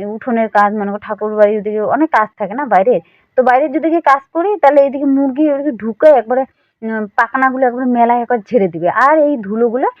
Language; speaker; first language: Bangla; non-native, local second language; Rangpuri